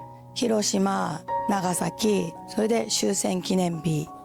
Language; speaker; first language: Japanese; native; Japanese